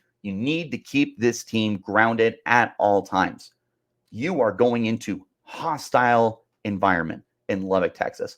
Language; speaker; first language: English; native; English